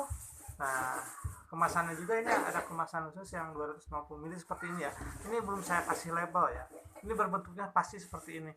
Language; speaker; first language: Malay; non-native, local second language; Sundanese